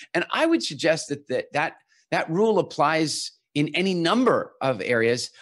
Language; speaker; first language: English; native; English